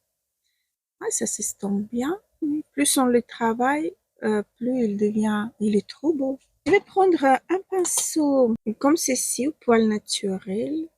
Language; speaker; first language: French; non-native, fluent; Ukrainian